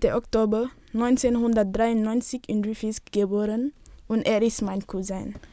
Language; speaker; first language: German; non-native, learner; Wolof